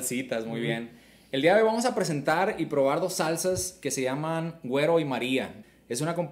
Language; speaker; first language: Spanish; native; Spanish